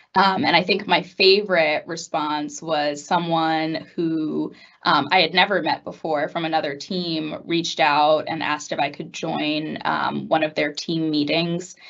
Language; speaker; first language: English; native; English